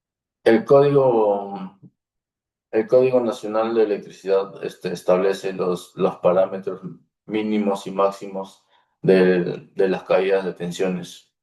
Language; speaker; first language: Spanish; native; Spanish